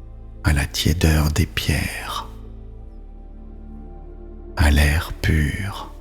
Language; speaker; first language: French; native; French